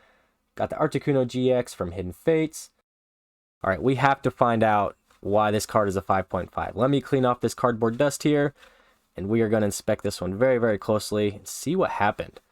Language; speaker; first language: English; native; English